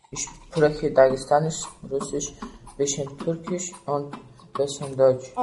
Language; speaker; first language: German; non-native, learner; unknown